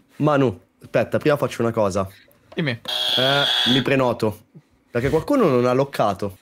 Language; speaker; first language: Italian; native; Italian